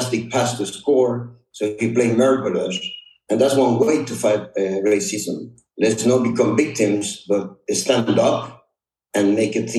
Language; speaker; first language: English; non-native, fluent; Spanish